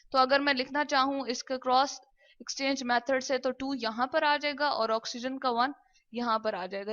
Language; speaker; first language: Hindi; non-native, local second language; Punjabi